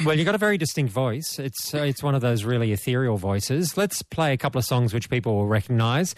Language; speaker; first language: English; native; English